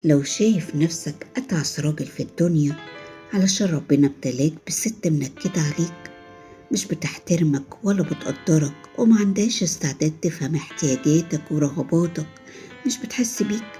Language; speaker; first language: Arabic; native; Arabic